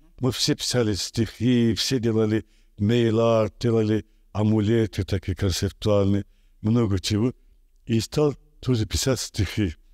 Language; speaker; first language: Russian; non-native, local second language; Azerbaijani